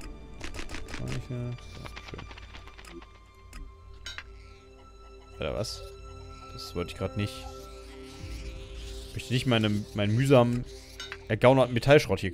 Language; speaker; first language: German; native; German